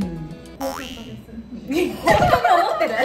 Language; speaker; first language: Japanese; native; Japanese